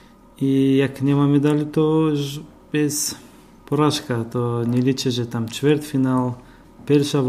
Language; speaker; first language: Polish; non-native, fluent; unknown